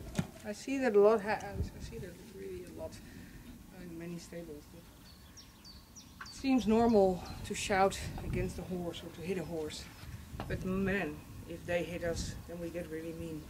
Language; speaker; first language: English; non-native, fluent; Dutch